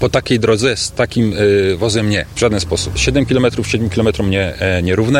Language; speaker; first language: Polish; native; Polish